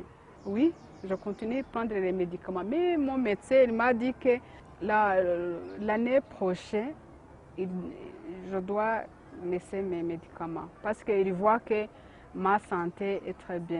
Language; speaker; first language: French; non-native, learner; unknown